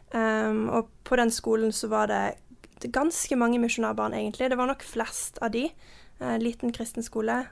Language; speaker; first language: Norwegian; early bilingual, heritage; Norwegian